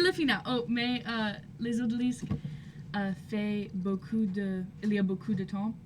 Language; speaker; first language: French; non-native, learner; English